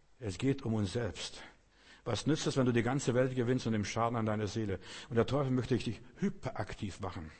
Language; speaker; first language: German; non-native, fluent; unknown